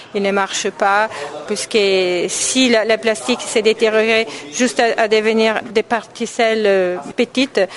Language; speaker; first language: French; non-native, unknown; Italian